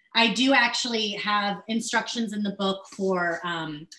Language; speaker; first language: English; native; English